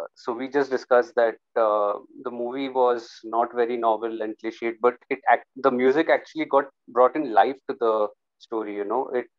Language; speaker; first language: English; non-native, local second language; Hindi